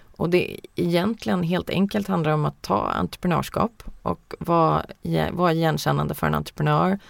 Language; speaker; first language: Swedish; early bilingual, heritage; Swedish